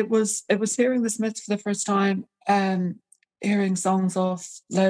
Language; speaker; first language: English; native; English